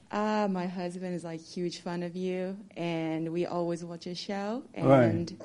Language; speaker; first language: English; non-native, fluent; Japanese